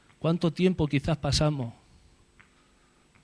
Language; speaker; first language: Spanish; native; Spanish